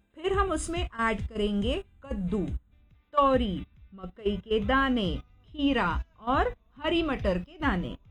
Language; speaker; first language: Hindi; non-native, local second language; Marathi